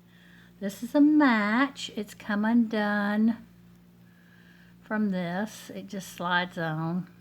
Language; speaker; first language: English; native; English